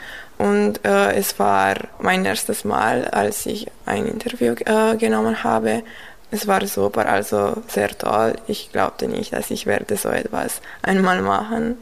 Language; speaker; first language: German; non-native, local second language; Romanian